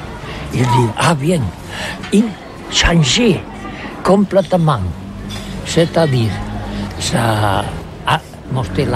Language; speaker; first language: French; non-native, learner; Catalan